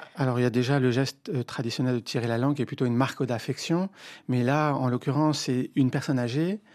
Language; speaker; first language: French; native; French